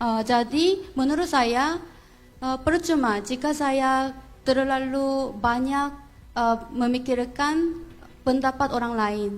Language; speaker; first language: Indonesian; non-native, fluent; Korean